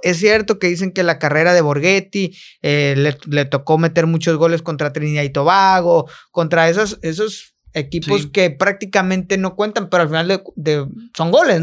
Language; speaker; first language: Spanish; native; Spanish